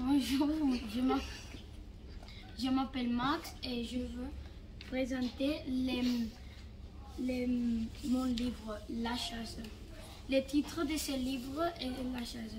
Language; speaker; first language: French; non-native, learner; Catalan